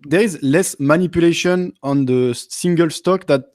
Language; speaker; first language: English; non-native, learner; French